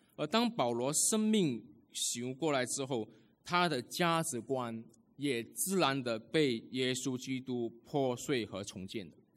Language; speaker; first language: Chinese; early bilingual, heritage; Chinese